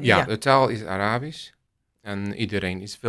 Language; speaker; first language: Dutch; non-native, learner; Arabic